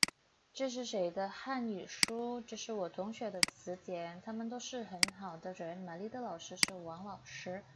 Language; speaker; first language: Chinese; non-native, fluent; Indonesian